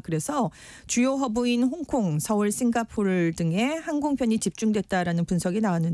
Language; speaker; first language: Korean; native; Korean